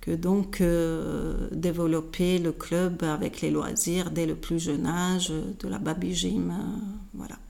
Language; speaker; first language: French; non-native, fluent; Hungarian